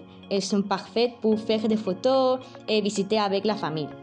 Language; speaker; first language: French; non-native, learner; Spanish